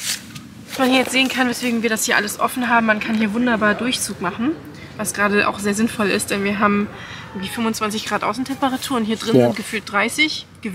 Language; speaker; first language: German; native; German